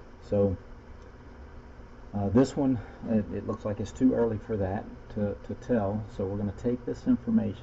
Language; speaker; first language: English; native; English